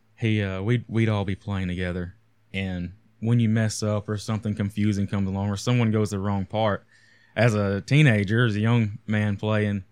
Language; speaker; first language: English; native; English